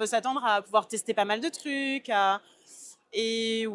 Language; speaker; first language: French; native; French